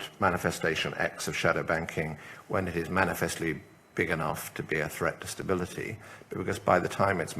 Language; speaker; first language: English; native; English